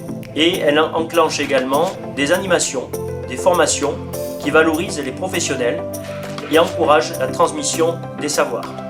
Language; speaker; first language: French; native; French